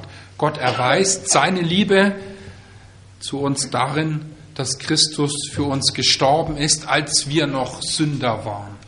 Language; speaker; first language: German; native; German